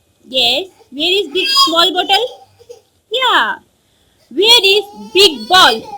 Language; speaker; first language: English; non-native, local second language; Hindi